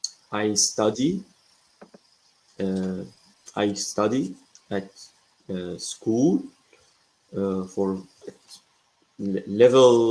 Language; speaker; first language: English; non-native, fluent; Arabic